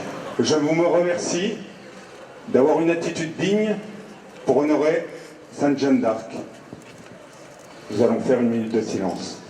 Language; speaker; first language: French; native; French